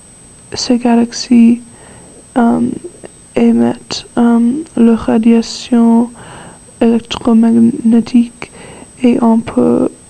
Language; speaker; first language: French; non-native, learner; English